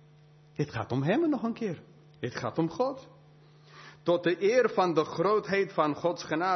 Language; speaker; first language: Dutch; non-native, fluent; English